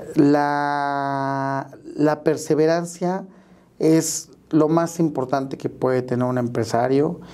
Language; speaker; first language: Spanish; native; Spanish